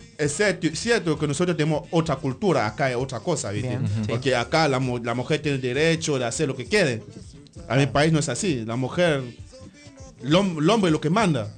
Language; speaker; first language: Spanish; non-native, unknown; French